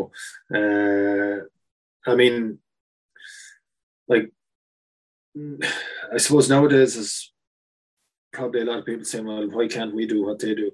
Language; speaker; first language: English; native; English